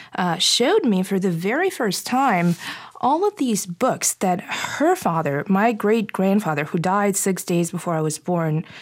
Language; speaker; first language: English; non-native, fluent; Bulgarian